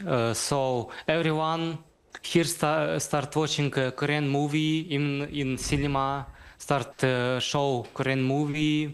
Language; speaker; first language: English; non-native, learner; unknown